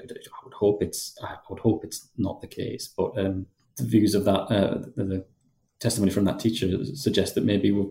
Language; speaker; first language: English; native; English